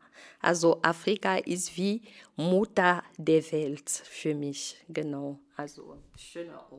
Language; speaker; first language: German; non-native, fluent; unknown